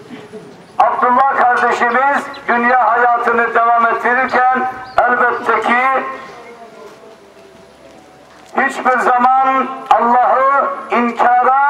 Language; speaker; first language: Turkish; native; Turkish